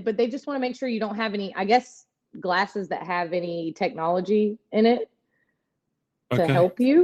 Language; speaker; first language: English; native; English